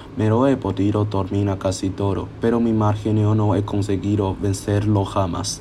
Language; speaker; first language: Spanish; non-native, learner; Chinese